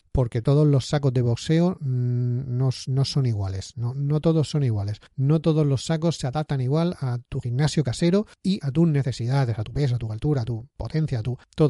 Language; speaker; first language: Spanish; native; Spanish